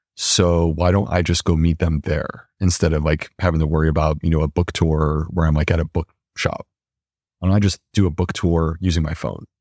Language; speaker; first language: English; native; English